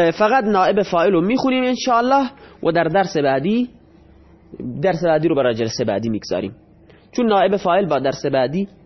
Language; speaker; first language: Persian; non-native, local second language; Baluchi